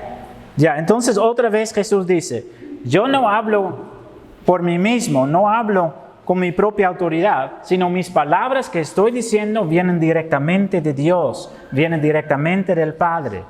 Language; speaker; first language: Spanish; non-native, fluent; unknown